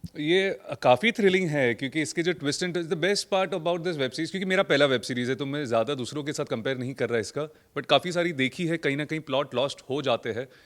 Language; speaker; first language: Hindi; non-native, local second language; Gujarati